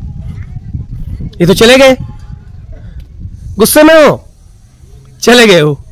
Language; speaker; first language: Hindi; native; Hindi